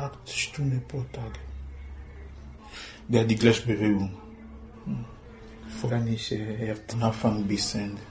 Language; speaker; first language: German; non-native, learner; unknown